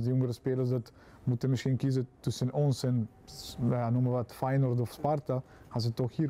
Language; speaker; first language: Dutch; non-native, fluent; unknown